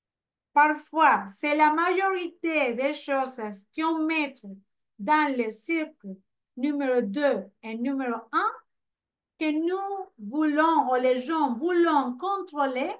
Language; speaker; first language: French; non-native, fluent; Spanish